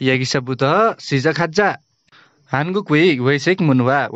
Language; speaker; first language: Korean; non-native, learner; Nepali